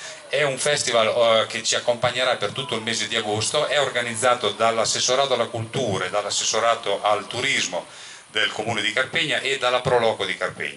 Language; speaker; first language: Italian; native; Italian